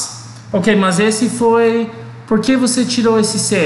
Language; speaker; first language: Portuguese; non-native, learner; English